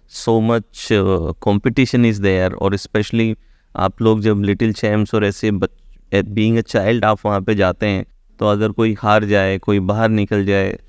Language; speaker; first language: Hindi; native; Hindi